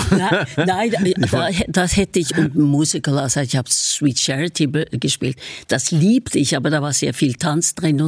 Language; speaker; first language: German; non-native, fluent; Norwegian